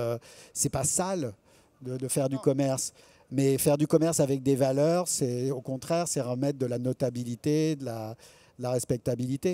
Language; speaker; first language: French; native; French